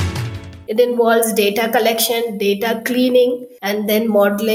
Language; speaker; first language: English; non-native, local second language; Tamil